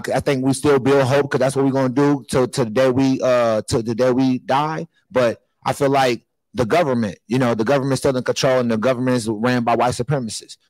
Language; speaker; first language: English; native; English